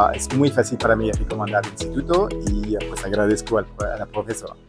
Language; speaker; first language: Spanish; non-native, fluent; French